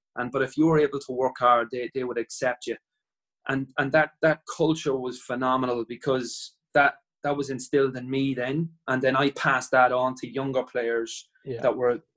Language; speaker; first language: English; native; English